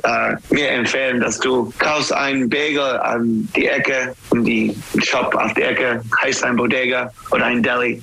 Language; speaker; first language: German; non-native, learner; English